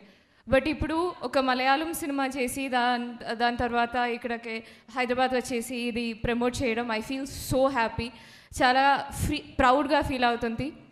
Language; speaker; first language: Telugu; non-native, local second language; Malayalam